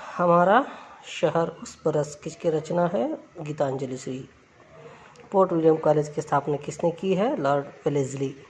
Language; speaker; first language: Hindi; non-native, local second language; Kannada